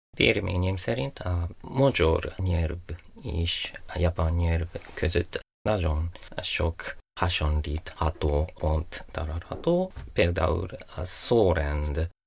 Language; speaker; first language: Hungarian; non-native, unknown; Japanese